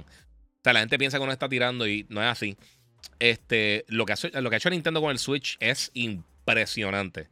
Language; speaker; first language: Spanish; native; Spanish